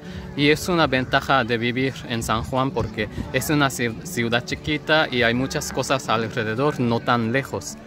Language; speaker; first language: Spanish; non-native, fluent; Japanese